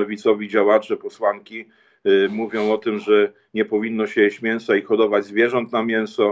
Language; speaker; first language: Polish; native; Polish